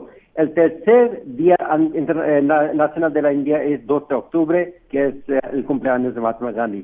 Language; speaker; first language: Spanish; non-native, fluent; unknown